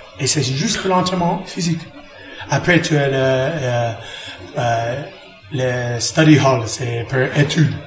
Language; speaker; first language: French; non-native, learner; English